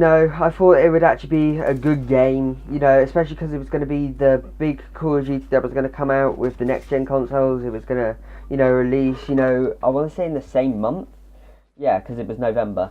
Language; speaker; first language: English; native; English